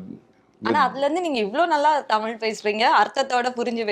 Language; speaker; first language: Tamil; native; Tamil